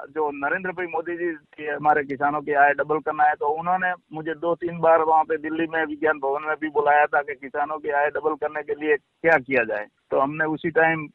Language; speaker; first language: Hindi; non-native, local second language; Gujarati